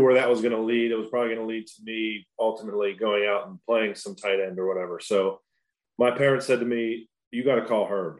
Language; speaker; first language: English; native; English